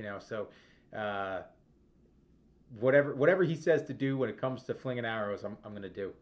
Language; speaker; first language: English; native; English